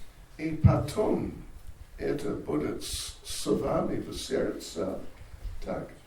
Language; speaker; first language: Russian; non-native, learner; English